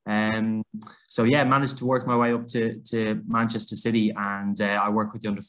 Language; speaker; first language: English; native; English